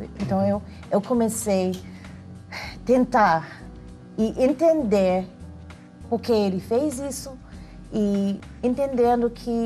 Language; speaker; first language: Portuguese; non-native, fluent; English